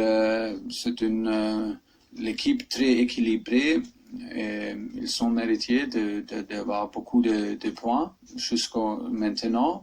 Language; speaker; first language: French; non-native, fluent; German